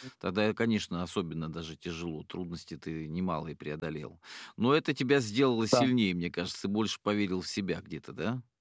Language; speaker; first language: Russian; native; Russian